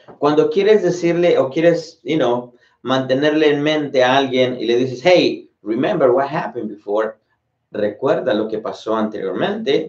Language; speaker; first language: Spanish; native; Spanish